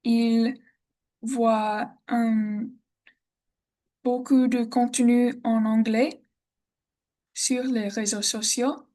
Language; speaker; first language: French; non-native, learner; English